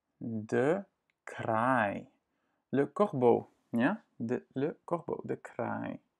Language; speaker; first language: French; non-native, fluent; Dutch